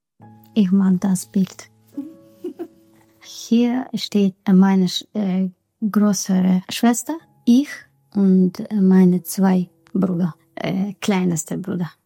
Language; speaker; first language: German; non-native, learner; Russian